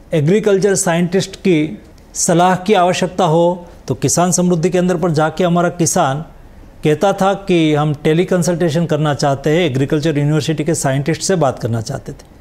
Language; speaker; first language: Hindi; non-native, local second language; Gujarati